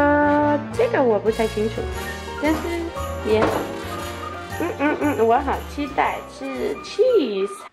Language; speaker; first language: Chinese; non-native, fluent; Danish